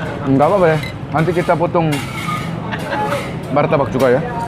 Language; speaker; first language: Indonesian; non-native, fluent; Korean